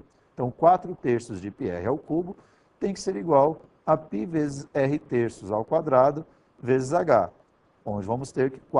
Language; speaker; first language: Portuguese; native; Portuguese